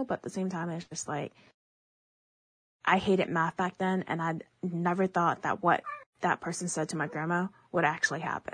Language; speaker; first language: English; early bilingual, other home language; Chinese